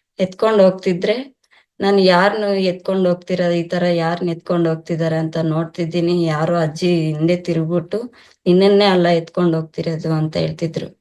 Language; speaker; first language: Kannada; non-native, local second language; Telugu